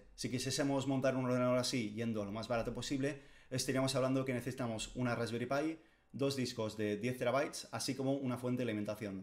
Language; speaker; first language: Spanish; native; Spanish